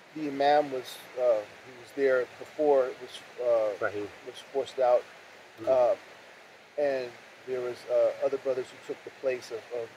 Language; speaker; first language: English; native; English